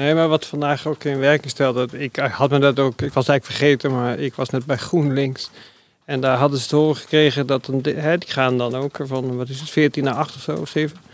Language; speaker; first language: Dutch; native; Dutch